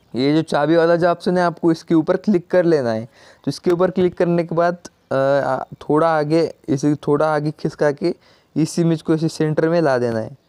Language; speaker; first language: Hindi; non-native, local second language; Marathi